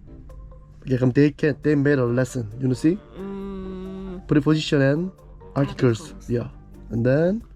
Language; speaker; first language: English; non-native, learner; Korean